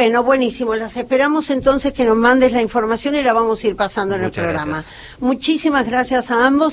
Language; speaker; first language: Spanish; native; Spanish